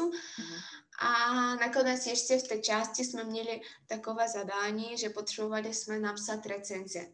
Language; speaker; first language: Czech; non-native, fluent; Russian